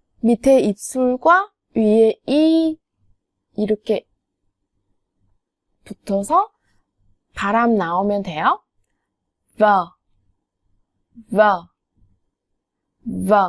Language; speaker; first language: Korean; non-native, fluent; Vietnamese